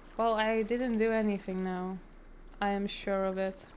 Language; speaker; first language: English; non-native, fluent; Lithuanian